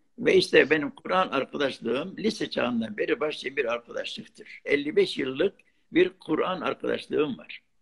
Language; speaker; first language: Turkish; non-native, local second language; Arabic